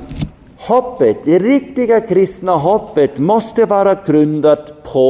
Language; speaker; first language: Swedish; non-native, fluent; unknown